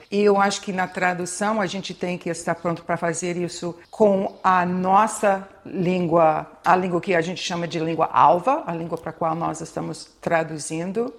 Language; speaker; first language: Portuguese; non-native, fluent; English